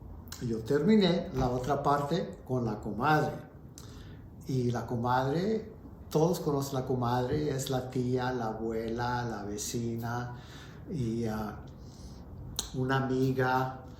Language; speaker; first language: Spanish; early bilingual, heritage; Spanish